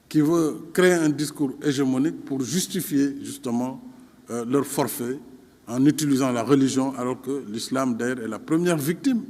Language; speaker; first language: French; non-native, local second language; Fula